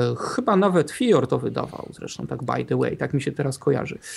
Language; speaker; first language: Polish; native; Polish